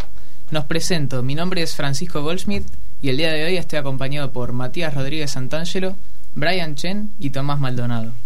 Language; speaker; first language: Spanish; native; Spanish